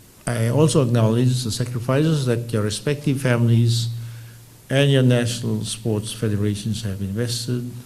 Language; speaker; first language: English; non-native, local second language; Fijian